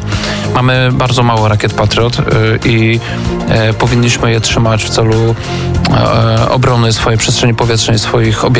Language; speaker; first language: Polish; native; Polish